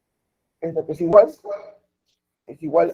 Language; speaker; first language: Spanish; native; Spanish